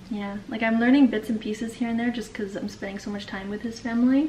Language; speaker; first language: English; native; English